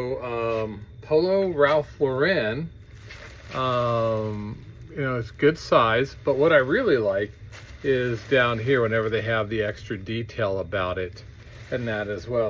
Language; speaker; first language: English; native; English